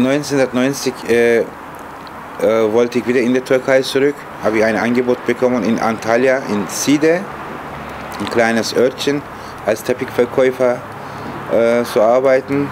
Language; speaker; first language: German; non-native, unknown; Turkish